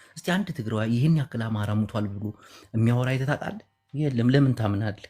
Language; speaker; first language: Amharic; non-native, local second language; Tigrinya